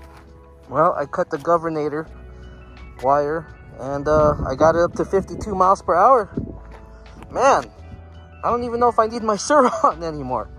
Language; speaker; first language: English; native; English